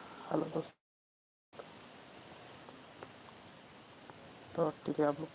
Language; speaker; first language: Hindi; non-native, local second language; Santali